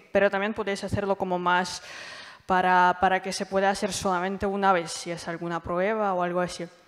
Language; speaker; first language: Spanish; non-native, fluent; Russian